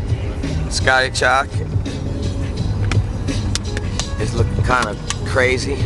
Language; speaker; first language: English; native; English